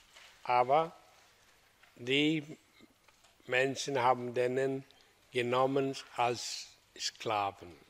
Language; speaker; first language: German; non-native, learner; Hindi